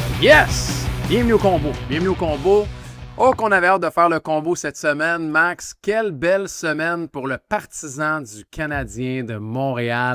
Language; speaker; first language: French; native; French